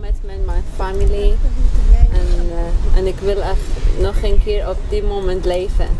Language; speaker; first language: Dutch; non-native, fluent; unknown